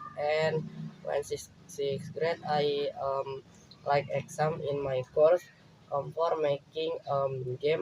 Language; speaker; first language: English; non-native, learner; Indonesian